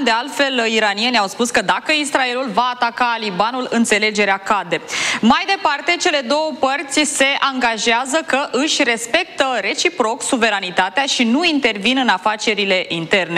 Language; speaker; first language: Romanian; native; Romanian